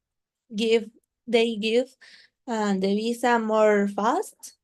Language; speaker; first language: English; non-native, learner; Spanish